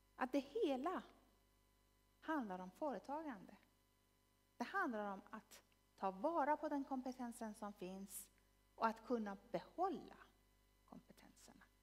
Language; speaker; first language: Swedish; non-native, fluent; Persian